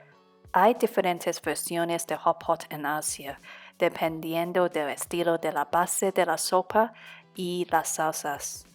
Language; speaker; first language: Spanish; non-native, fluent; Cantonese